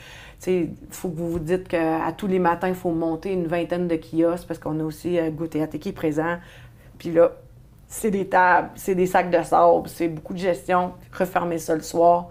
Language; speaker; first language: French; native; French